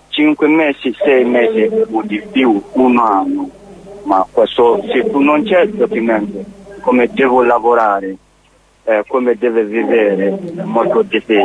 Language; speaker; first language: Italian; non-native, learner; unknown